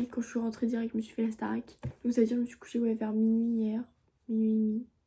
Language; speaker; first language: French; native; French